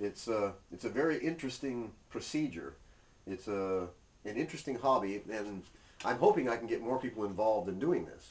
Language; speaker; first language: English; native; English